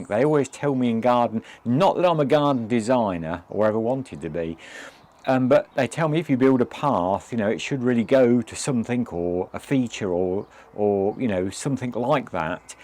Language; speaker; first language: English; native; English